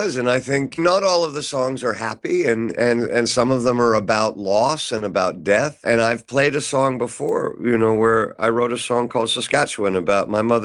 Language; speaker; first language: English; native; English